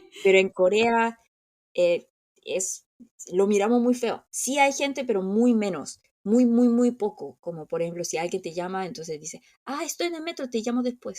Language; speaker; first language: Spanish; non-native, fluent; Korean